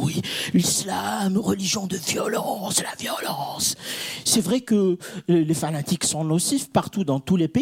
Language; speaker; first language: French; non-native, local second language; Kabyle